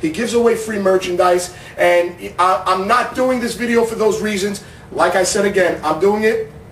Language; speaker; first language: English; native; English